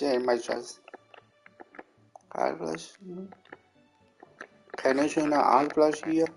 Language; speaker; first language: German; non-native, learner; Vietnamese